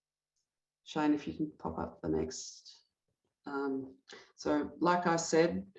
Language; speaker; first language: English; native; English